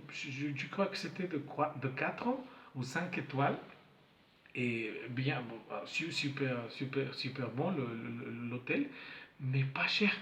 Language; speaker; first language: French; non-native, fluent; Spanish